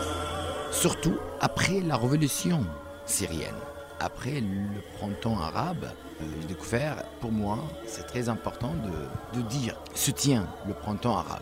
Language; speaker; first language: French; non-native, learner; Arabic